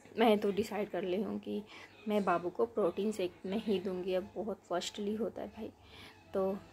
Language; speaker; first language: Hindi; native; Hindi